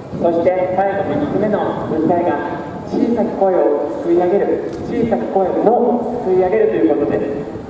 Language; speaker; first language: Japanese; native; Japanese